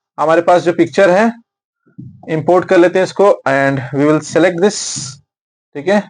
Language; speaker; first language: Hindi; native; Hindi